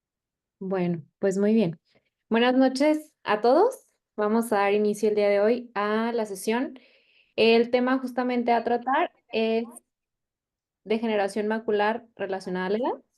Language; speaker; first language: Spanish; native; Spanish